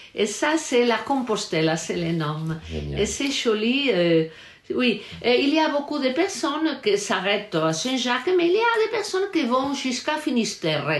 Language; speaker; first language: French; non-native, learner; Galician